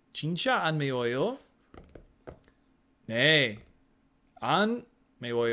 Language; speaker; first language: Korean; non-native, learner; English